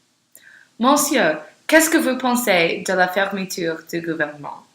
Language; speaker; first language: French; non-native, learner; English